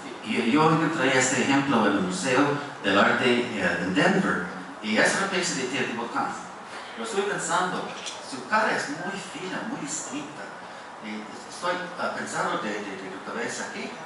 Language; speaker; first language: Spanish; non-native, fluent; English